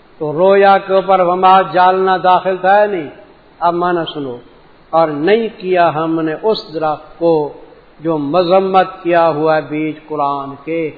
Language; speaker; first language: Urdu; non-native, local second language; Punjabi